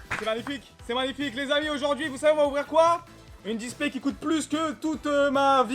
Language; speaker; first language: French; native; French